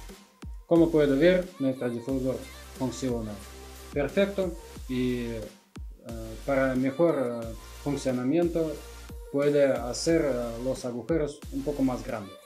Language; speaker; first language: Spanish; non-native, learner; Russian